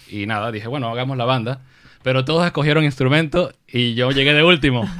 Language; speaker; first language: Spanish; native; Spanish